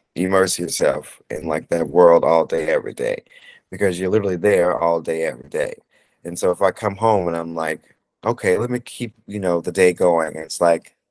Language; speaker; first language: English; native; English